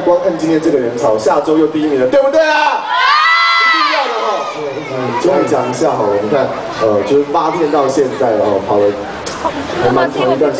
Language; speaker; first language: Chinese; native; Chinese